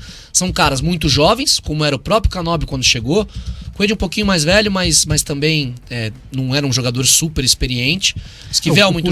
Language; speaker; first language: Portuguese; native; Portuguese